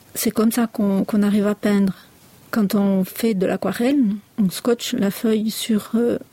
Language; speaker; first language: French; native; French